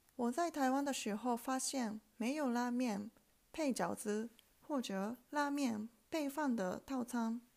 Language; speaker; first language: Chinese; non-native, fluent; Japanese